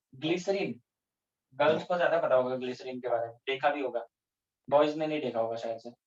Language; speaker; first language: Hindi; non-native, local second language; Gujarati